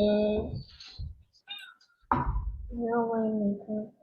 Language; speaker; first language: English; non-native, learner; Vietnamese